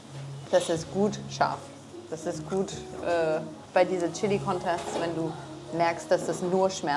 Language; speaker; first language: German; non-native, fluent; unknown